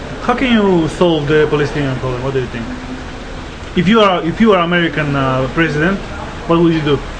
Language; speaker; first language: English; non-native, learner; Macedonian